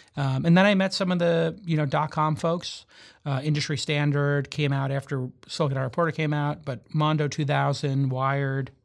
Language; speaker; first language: English; native; English